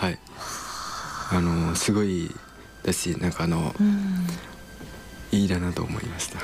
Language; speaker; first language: Japanese; non-native, learner; Khmer